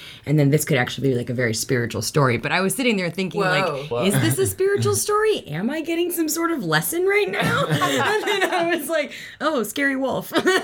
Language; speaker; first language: English; early bilingual, other home language; Spanish